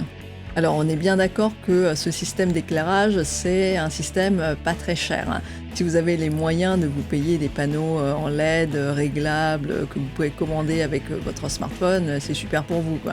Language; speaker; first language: French; native; French